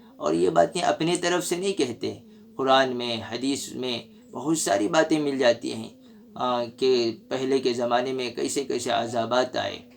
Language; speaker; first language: Urdu; native; Urdu